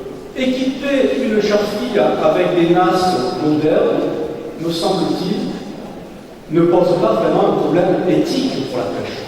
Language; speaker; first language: French; native; French